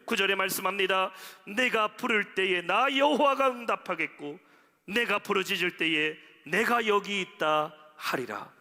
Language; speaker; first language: Korean; native; Korean